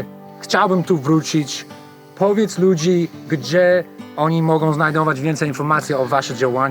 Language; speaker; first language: Polish; non-native, learner; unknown